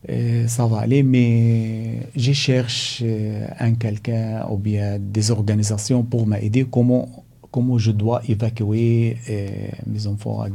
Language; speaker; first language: French; non-native, learner; Arabic